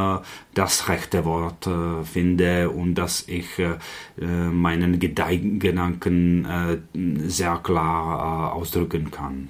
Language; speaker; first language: German; non-native, fluent; Czech